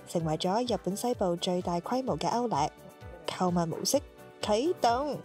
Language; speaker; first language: Cantonese; native; Cantonese